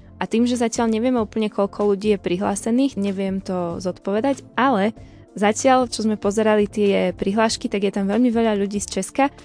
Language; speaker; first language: Slovak; native; Slovak